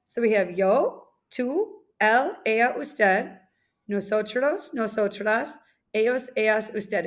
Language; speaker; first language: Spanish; non-native, fluent; English